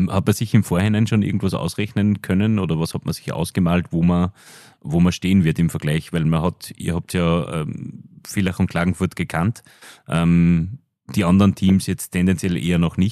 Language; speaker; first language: German; native; German